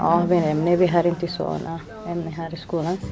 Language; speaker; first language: Swedish; non-native, learner; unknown